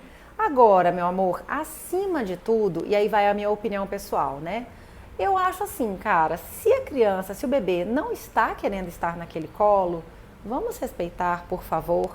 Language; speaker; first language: Portuguese; native; Portuguese